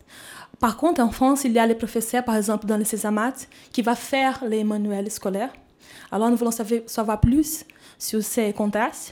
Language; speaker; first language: French; non-native, fluent; Portuguese